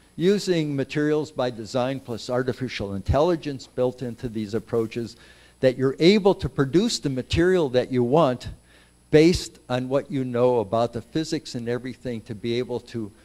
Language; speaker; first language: English; native; English